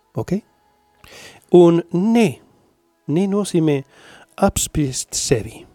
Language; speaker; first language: Latvian; non-native, learner; Spanish